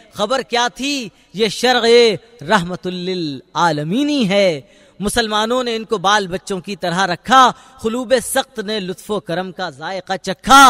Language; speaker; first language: Urdu; native; Urdu